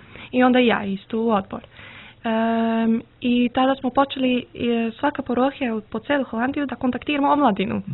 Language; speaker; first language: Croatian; early bilingual, heritage; Serbian